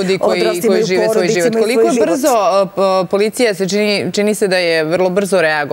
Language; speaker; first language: Serbian; native; Serbian